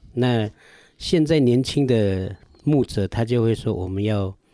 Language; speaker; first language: Chinese; non-native, local second language; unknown